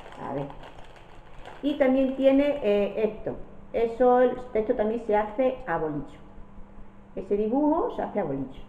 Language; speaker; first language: Spanish; native; Spanish